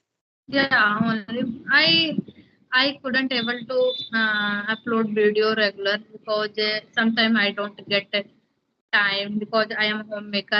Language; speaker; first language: English; non-native, learner; Hindi